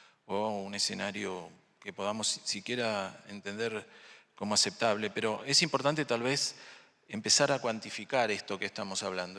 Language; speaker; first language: Spanish; native; Spanish